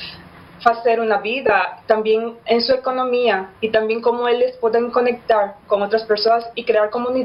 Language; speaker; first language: Portuguese; non-native, learner; Spanish